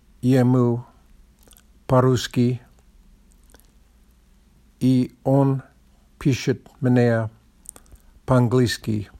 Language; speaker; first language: Russian; non-native, learner; English